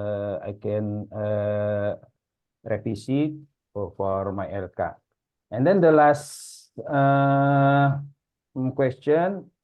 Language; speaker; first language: English; non-native, learner; Indonesian